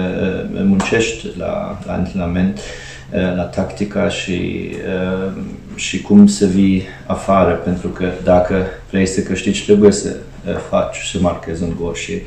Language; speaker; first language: Romanian; non-native, fluent; Hungarian